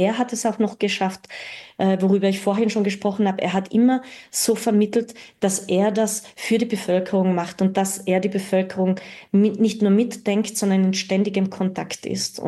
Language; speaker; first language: German; native; German